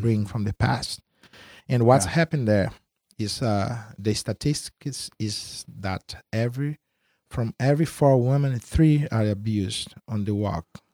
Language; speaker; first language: English; non-native, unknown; Spanish